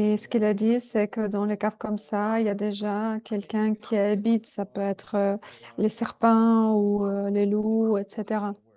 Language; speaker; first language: French; non-native, fluent; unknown